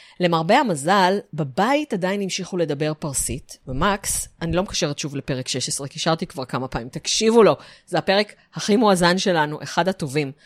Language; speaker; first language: Hebrew; native; Hebrew